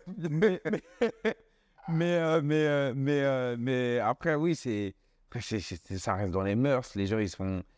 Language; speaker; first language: French; early bilingual, other home language; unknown